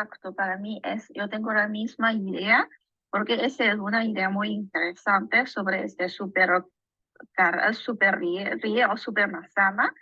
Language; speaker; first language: Spanish; non-native, learner; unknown